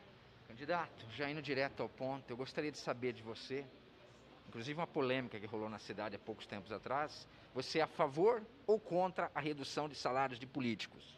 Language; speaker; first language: Portuguese; native; Portuguese